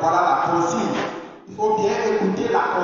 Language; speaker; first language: French; non-native, fluent; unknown